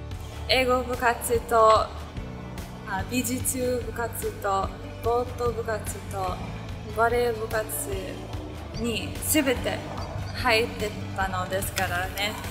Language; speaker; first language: Japanese; non-native, fluent; English